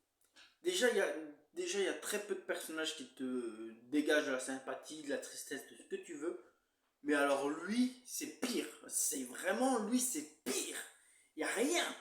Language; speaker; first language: French; native; French